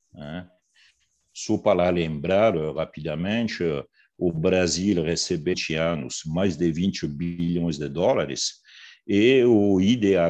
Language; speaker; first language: Portuguese; non-native, fluent; French